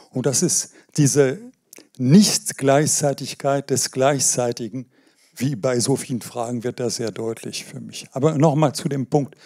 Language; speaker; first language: German; non-native, fluent; French